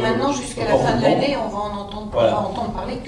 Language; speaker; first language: French; native; French